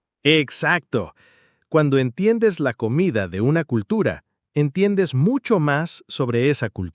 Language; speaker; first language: Spanish; non-native, fluent; English